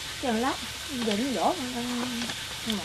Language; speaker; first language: Vietnamese; native; Vietnamese